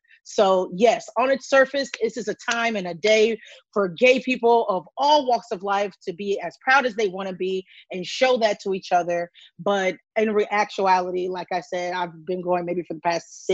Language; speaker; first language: English; native; English